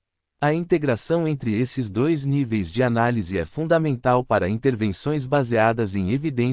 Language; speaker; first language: Portuguese; native; Portuguese